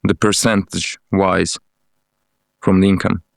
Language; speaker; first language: English; non-native, fluent; Latvian